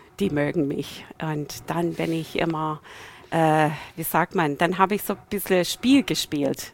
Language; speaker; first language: German; non-native, fluent; English